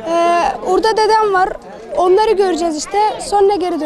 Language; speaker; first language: Turkish; non-native, learner; Arabic